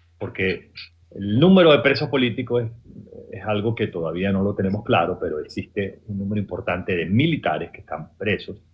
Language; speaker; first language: Spanish; native; Spanish